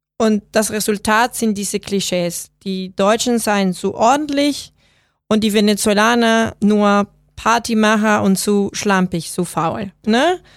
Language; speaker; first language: German; non-native, fluent; Spanish